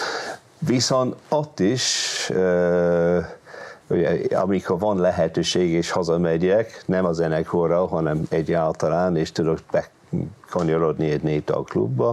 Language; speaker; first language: Hungarian; non-native, fluent; English